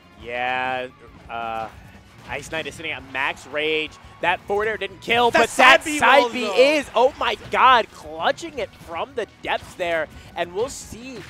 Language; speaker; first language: English; native; English